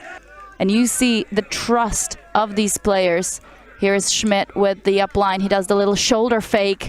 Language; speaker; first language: English; native; English